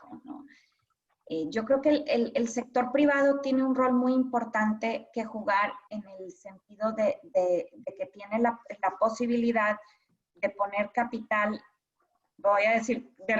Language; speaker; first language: Spanish; native; Spanish